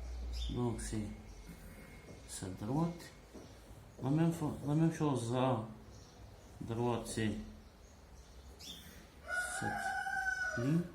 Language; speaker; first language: French; non-native, local second language; Arabic